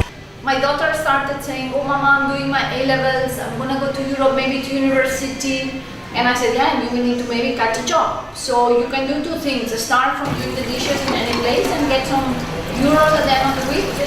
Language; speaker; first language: English; non-native, fluent; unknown